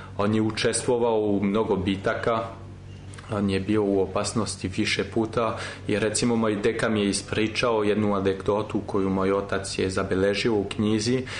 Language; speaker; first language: Serbian; non-native, fluent; French